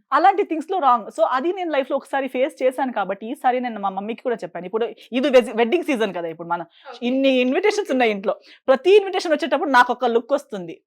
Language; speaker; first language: Telugu; non-native, fluent; Konkani